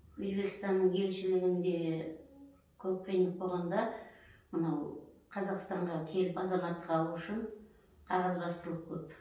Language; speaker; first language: Kazakh; early bilingual, heritage; Kazakh